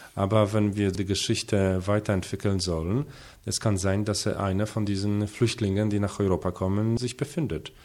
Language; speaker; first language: German; non-native, fluent; Polish